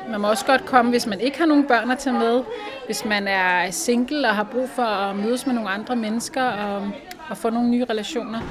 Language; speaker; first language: Danish; native; Danish